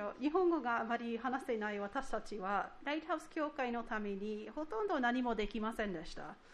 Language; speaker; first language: Japanese; non-native, fluent; English